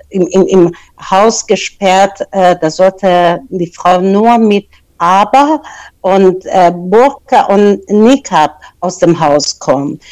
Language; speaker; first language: German; non-native, fluent; Persian